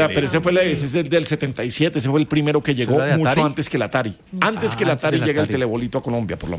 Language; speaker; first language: Spanish; native; Spanish